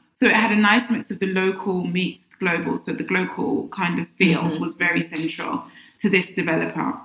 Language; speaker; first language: English; native; English